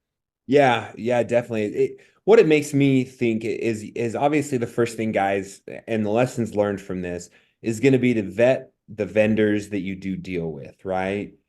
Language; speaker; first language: English; native; English